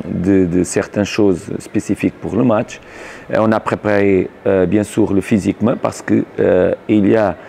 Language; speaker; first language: French; non-native, learner; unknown